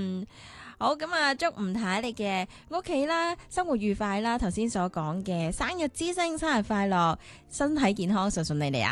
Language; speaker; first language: Cantonese; native; Cantonese